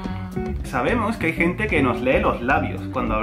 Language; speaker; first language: Spanish; native; Spanish